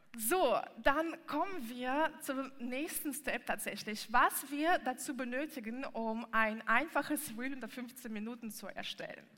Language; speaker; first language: German; non-native, fluent; Russian